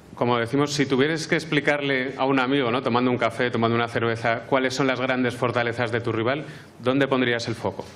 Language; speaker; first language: Spanish; native; Spanish